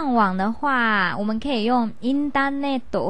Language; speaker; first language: Japanese; non-native, learner; Chinese